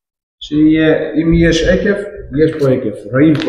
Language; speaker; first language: Hebrew; non-native, fluent; Russian